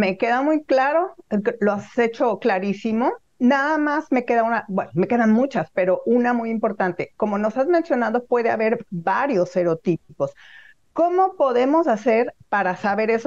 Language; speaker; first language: Spanish; native; Spanish